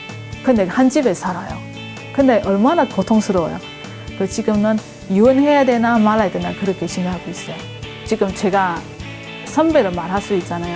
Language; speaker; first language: Korean; non-native, fluent; Indonesian